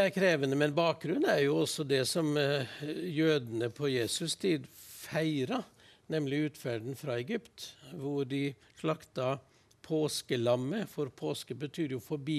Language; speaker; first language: Norwegian; native; Norwegian